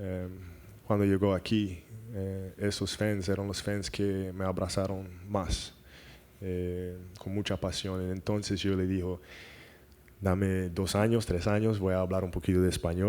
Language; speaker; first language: Spanish; non-native, learner; English